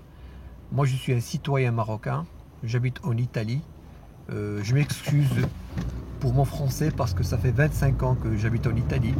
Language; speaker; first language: French; non-native, fluent; Arabic